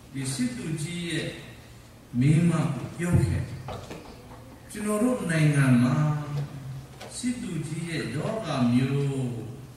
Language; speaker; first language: Burmese; non-native, local second language; Hakha Chin